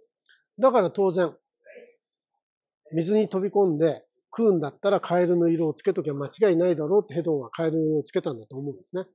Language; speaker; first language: Japanese; native; Japanese